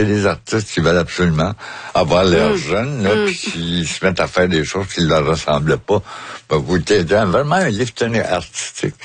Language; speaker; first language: French; native; French